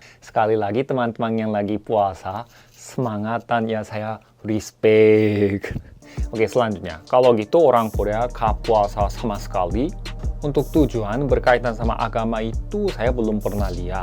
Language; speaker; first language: Indonesian; non-native, fluent; Korean